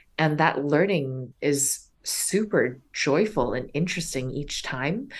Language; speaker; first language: English; early bilingual, other home language; Chinese